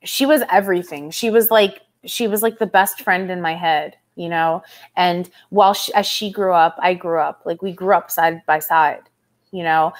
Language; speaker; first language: English; native; English